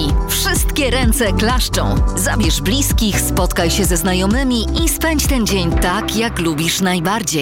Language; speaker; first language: Polish; native; Polish